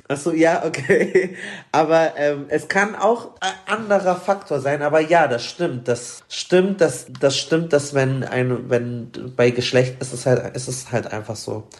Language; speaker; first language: German; early bilingual, other home language; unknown